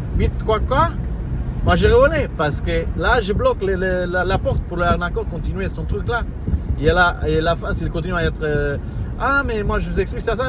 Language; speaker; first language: French; non-native, fluent; Portuguese